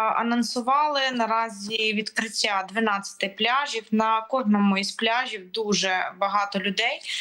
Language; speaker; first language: Ukrainian; native; Ukrainian